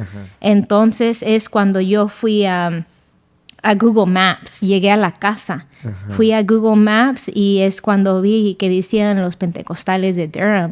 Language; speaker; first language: Spanish; early bilingual, other home language; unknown